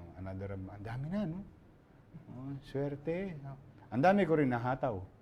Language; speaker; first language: Filipino; native; Filipino